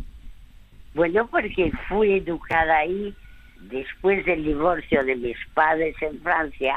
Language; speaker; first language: Spanish; early bilingual, other home language; French